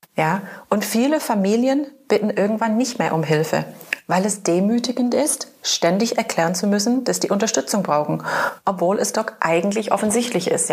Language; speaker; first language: German; non-native, fluent; English